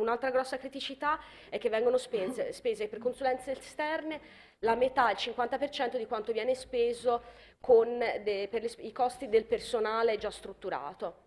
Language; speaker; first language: Italian; native; Italian